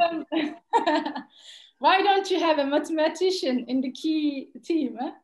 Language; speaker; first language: English; non-native, fluent; Turkish